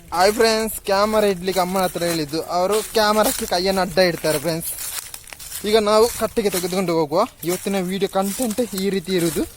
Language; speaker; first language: Kannada; native; Kannada